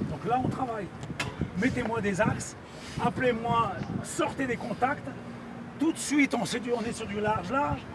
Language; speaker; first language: French; native; French